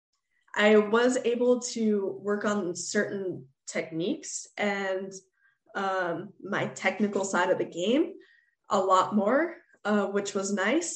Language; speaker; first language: English; native; English